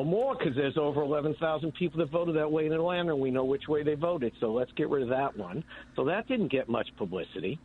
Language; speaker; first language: English; native; English